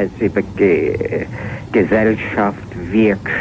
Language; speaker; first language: German; non-native, fluent; English